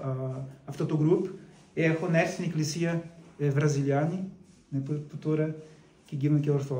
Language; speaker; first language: Greek; non-native, fluent; Portuguese